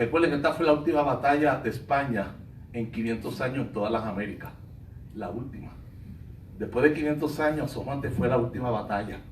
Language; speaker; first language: Spanish; native; Spanish